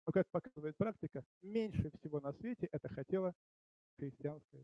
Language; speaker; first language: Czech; non-native, learner; Russian